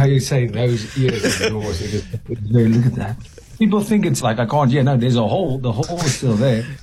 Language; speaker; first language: English; non-native, local second language; Afrikaans